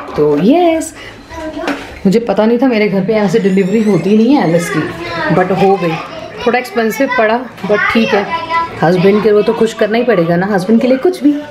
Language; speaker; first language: Hindi; native; Hindi